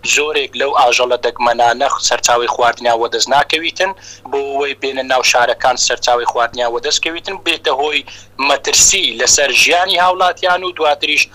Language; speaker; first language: Central Kurdish; native; Central Kurdish